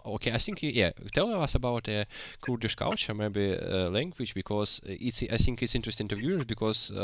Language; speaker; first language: English; non-native, learner; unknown